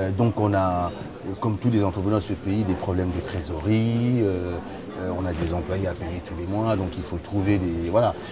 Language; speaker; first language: French; early bilingual, other home language; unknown